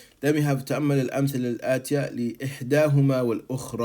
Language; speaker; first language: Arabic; non-native, fluent; English